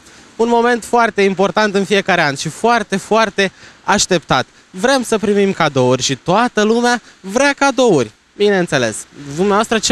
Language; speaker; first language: Romanian; native; Romanian